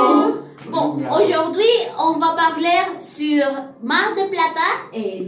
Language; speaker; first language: French; non-native, learner; Spanish